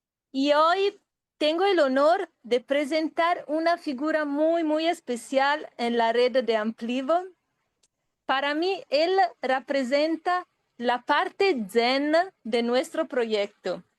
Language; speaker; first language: Spanish; non-native, fluent; Italian